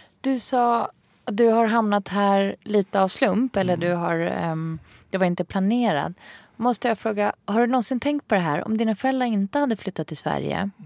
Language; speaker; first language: Swedish; early bilingual, other home language; Arabic